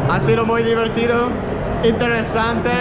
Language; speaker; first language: Spanish; non-native, learner; English